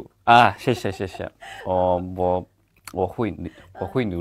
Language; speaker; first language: Chinese; non-native, learner; Thai